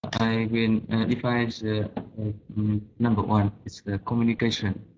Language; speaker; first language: English; non-native, learner; Vietnamese